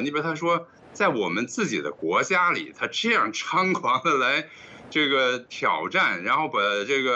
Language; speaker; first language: Chinese; native; Chinese